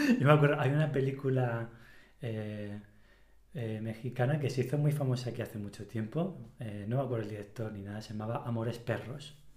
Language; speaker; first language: Spanish; native; Spanish